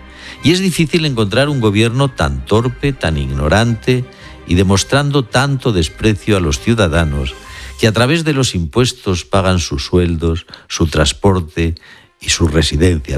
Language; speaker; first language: Spanish; native; Spanish